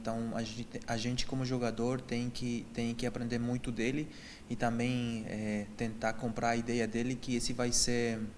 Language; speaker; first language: Portuguese; non-native, fluent; Spanish